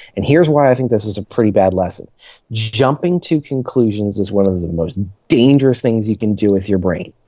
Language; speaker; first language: English; native; English